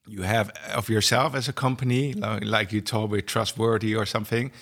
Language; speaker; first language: English; non-native, fluent; Dutch